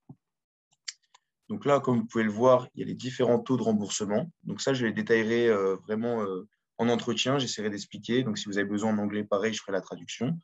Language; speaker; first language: French; native; French